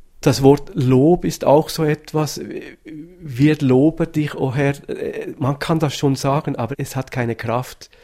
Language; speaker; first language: German; native; German